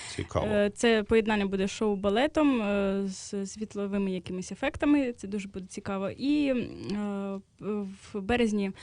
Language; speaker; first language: Ukrainian; non-native, local second language; Russian